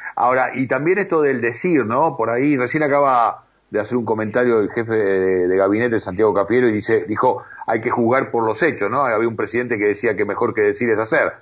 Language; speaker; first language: Spanish; native; Spanish